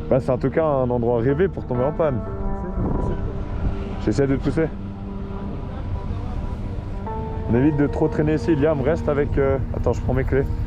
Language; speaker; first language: French; native; French